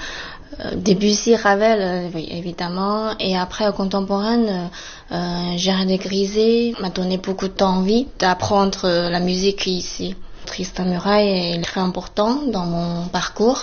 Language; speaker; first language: French; non-native, fluent; Chinese